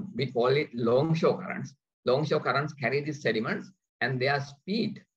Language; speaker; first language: English; non-native, local second language; Sinhala